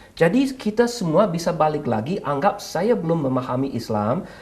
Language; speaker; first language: Indonesian; non-native, fluent; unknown